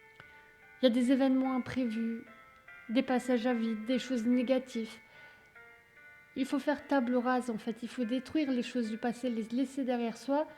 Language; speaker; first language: French; native; French